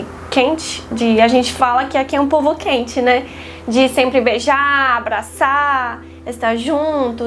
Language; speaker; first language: Portuguese; non-native, fluent; French